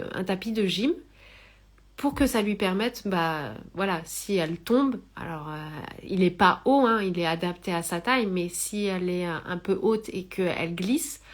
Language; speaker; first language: French; native; French